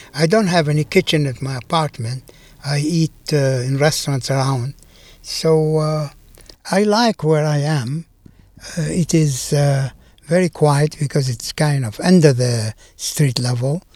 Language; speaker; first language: English; non-native, fluent; Arabic